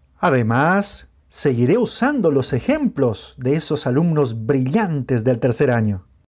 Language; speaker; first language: Spanish; non-native, fluent; Portuguese